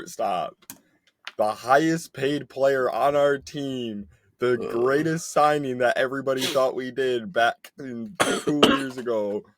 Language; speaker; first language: English; native; English